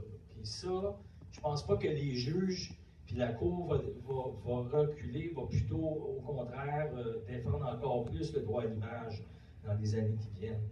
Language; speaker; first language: French; native; French